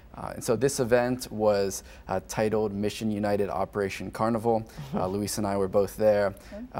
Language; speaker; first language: English; native; English